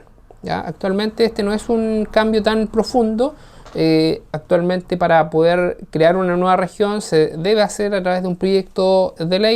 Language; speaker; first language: Spanish; native; Spanish